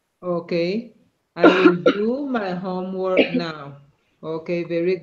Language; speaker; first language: English; non-native, learner; Spanish